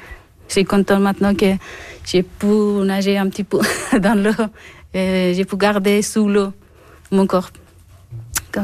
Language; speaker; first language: French; non-native, learner; Persian